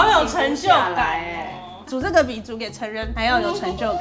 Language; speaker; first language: Chinese; native; Chinese